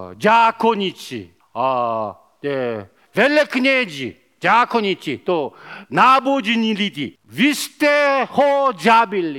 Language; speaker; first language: Czech; non-native, learner; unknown